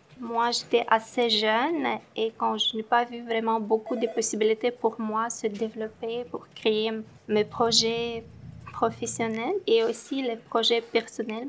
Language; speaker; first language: French; non-native, fluent; Romanian